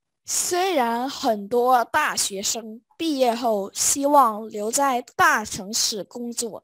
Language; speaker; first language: Chinese; non-native, fluent; Vietnamese